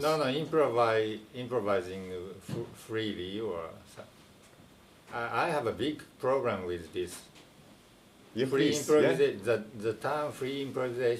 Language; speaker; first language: English; non-native, fluent; Japanese